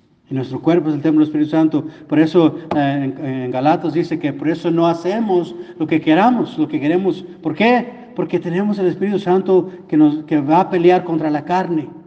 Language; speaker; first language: Spanish; non-native, fluent; English